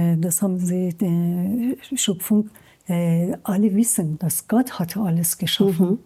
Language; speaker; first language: German; non-native, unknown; Persian